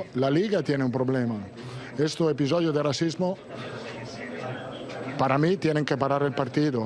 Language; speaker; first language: Spanish; non-native, fluent; Italian